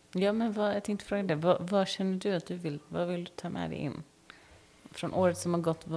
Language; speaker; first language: Swedish; native; Swedish